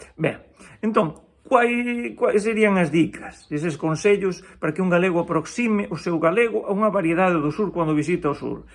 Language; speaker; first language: Galician; native; Galician